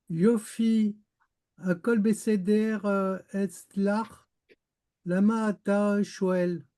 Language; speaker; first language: Hebrew; non-native, learner; French